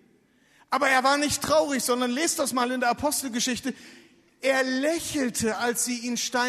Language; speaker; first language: German; native; German